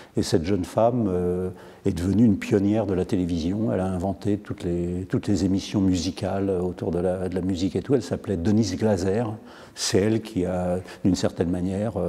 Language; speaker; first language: French; native; French